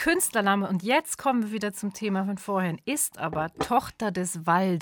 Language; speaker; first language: German; native; German